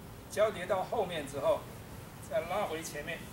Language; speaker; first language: Chinese; native; Chinese